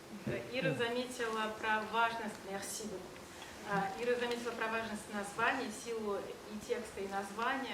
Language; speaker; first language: Russian; native; Russian